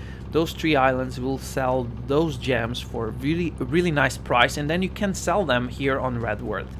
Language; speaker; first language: English; non-native, fluent; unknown